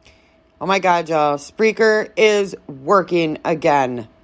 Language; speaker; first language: English; native; English